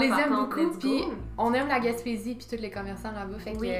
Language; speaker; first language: French; native; French